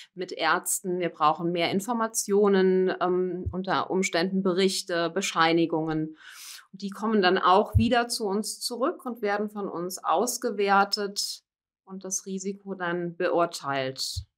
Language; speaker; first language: German; native; German